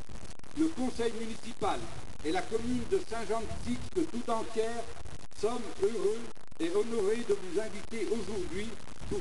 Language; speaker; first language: French; native; French